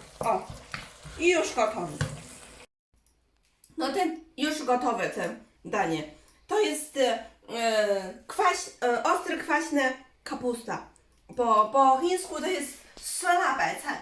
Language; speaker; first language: Polish; non-native, learner; Chinese